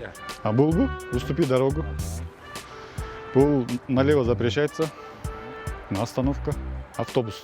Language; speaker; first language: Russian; non-native, local second language; Kyrgyz